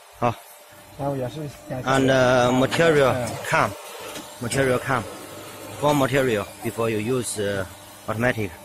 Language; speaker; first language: English; non-native, learner; Chinese